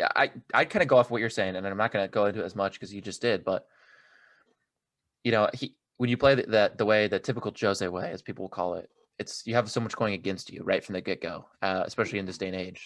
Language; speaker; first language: English; native; English